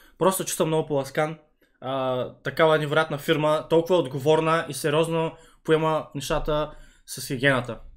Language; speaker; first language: Bulgarian; early bilingual, other home language; Vietnamese